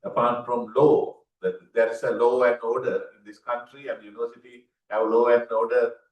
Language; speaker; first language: English; non-native, local second language; Sinhala